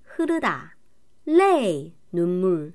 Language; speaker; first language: Korean; non-native, fluent; Chinese